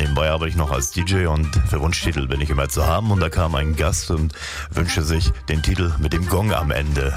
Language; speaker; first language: German; native; German